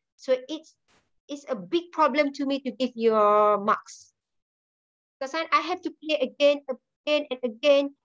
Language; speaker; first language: English; non-native, local second language; Malay